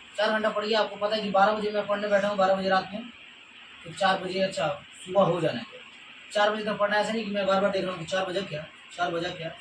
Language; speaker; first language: Hindi; native; Hindi